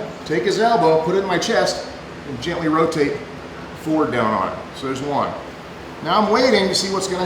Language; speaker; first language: English; native; English